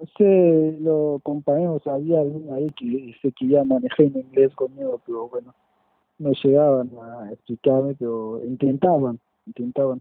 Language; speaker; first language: Spanish; non-native, fluent; French